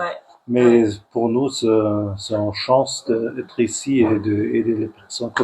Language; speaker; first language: French; non-native, fluent; German